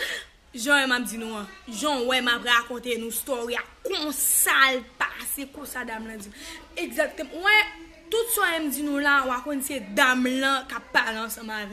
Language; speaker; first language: French; non-native, learner; Haitian Creole